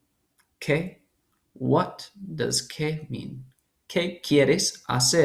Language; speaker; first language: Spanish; non-native, fluent; English